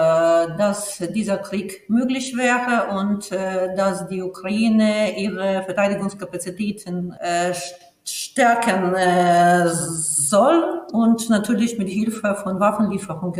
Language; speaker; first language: German; non-native, fluent; Ukrainian